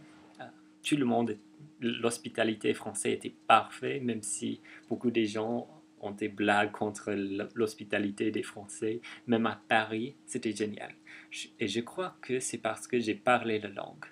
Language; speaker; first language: French; non-native, fluent; English